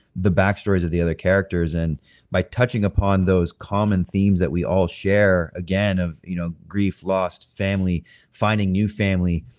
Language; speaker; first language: English; native; English